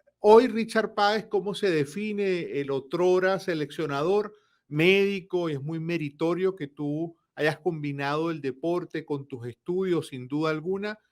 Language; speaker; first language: Spanish; native; Spanish